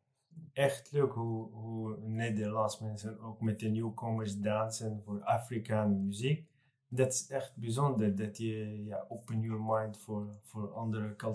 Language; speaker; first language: Dutch; non-native, learner; Arabic